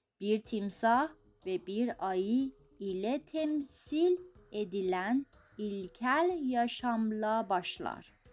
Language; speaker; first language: Turkish; non-native, fluent; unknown